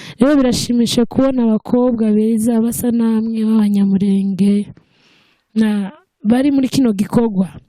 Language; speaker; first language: Kinyarwanda; early bilingual, heritage; Kinyarwanda